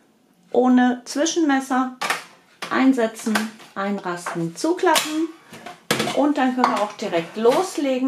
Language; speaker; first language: German; native; German